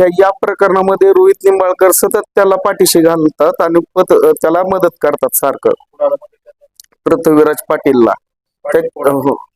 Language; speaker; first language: Marathi; native; Marathi